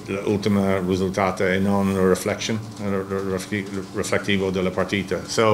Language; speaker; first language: Italian; non-native, learner; English